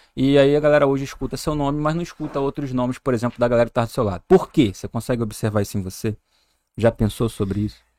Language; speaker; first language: Portuguese; native; Portuguese